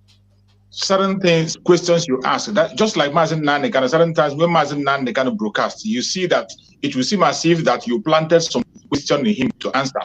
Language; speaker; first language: English; non-native, local second language; Igbo